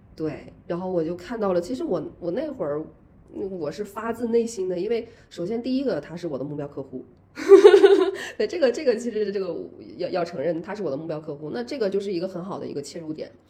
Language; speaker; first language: Chinese; native; Chinese